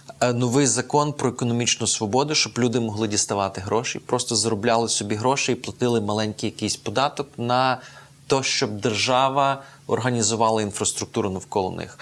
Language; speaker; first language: Ukrainian; native; Ukrainian